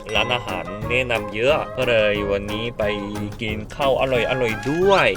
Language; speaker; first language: Thai; non-native, fluent; Korean